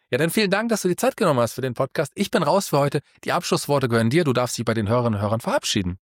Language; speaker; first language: German; native; German